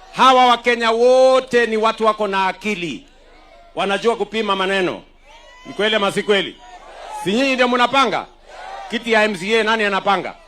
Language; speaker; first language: Swahili; non-native, local second language; Kalenjin